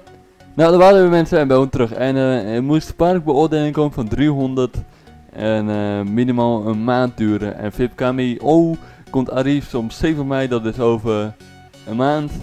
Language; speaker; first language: Dutch; native; Dutch